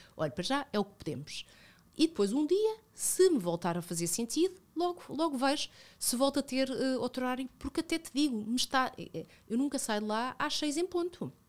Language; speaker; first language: Portuguese; early bilingual, other home language; Spanish